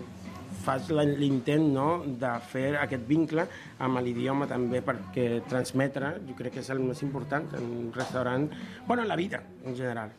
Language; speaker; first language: Catalan; non-native, fluent; Spanish